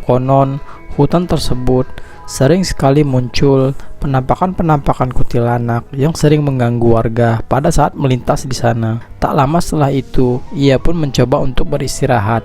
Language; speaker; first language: Indonesian; native; Indonesian